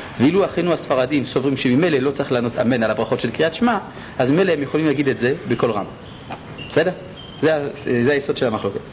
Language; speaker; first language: Hebrew; early bilingual, other home language; French